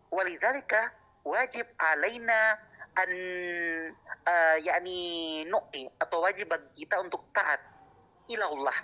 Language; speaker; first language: Arabic; non-native, learner; Indonesian